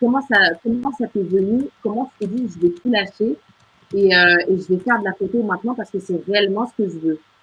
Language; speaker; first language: French; native; French